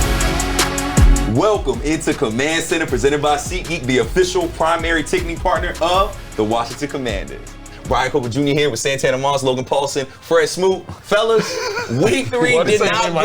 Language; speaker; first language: English; native; English